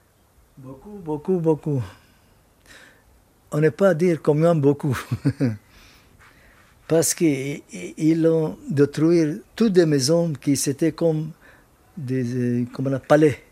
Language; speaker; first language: French; non-native, learner; Arabic